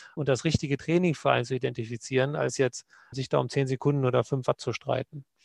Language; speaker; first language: German; native; German